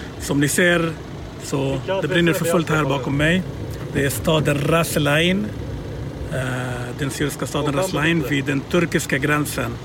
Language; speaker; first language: Swedish; non-native, fluent; Arabic